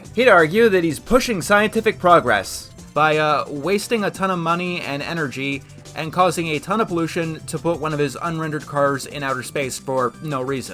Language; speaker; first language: English; native; English